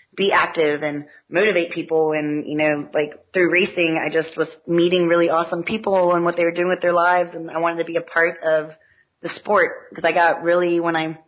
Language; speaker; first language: English; native; English